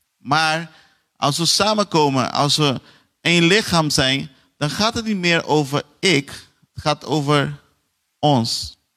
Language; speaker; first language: Dutch; non-native, fluent; Portuguese